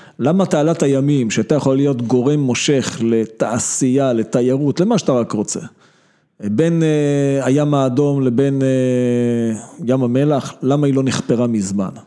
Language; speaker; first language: Hebrew; native; Hebrew